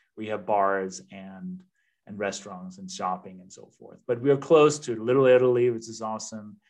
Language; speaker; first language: English; non-native, fluent; Danish